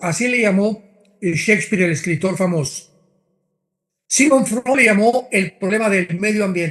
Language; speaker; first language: Spanish; native; Spanish